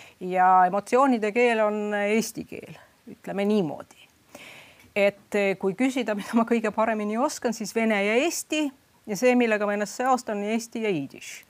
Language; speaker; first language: Estonian; non-native, fluent; Russian